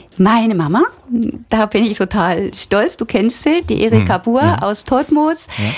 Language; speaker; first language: German; native; German